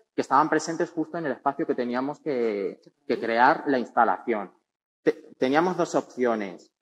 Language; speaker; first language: Spanish; native; Spanish